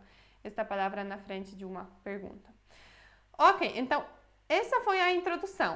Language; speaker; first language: Portuguese; non-native, fluent; Polish